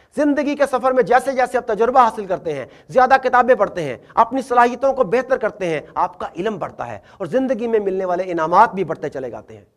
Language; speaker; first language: Urdu; native; Urdu